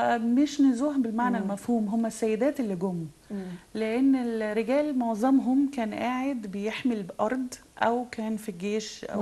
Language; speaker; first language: Arabic; native; Arabic